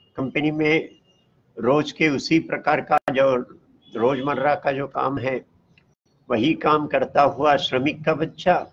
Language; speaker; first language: Hindi; non-native, local second language; Tamil